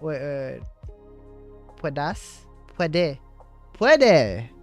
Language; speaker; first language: Spanish; non-native, learner; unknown